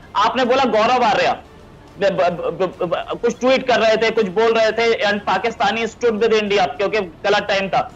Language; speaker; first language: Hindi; native; Hindi